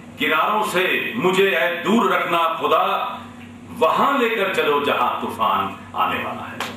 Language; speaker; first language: Hindi; native; Hindi